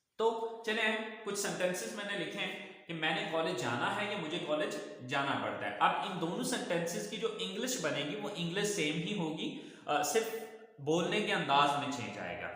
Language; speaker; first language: Urdu; native; Urdu